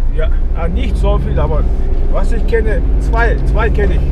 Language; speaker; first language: German; non-native, fluent; Mongolian